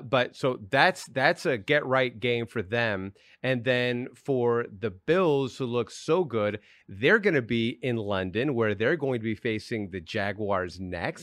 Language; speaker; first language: English; native; English